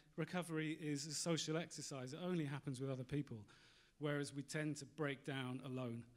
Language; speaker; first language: English; native; English